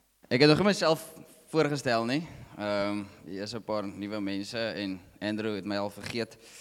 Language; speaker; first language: Afrikaans; native; Afrikaans